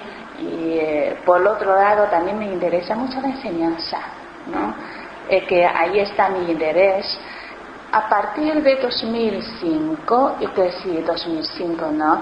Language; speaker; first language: Spanish; non-native, fluent; Chinese